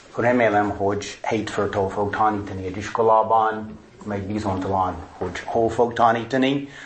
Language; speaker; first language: Hungarian; non-native, fluent; English